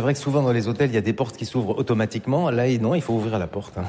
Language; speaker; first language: French; native; French